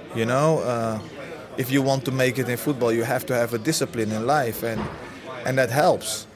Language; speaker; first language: English; early bilingual, other home language; Dutch